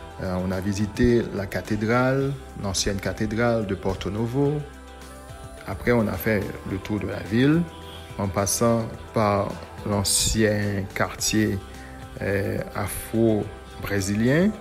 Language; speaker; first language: French; non-native, local second language; Haitian Creole